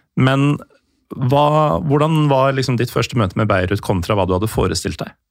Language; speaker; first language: Norwegian; native; Norwegian